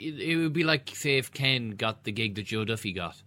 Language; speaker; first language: English; native; English